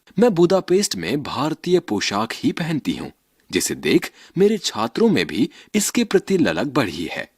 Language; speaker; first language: Hindi; native; Hindi